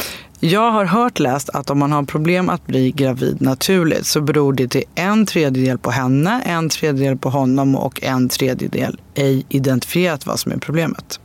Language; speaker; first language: Swedish; native; Swedish